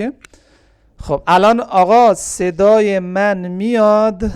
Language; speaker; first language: Persian; non-native, fluent; Urdu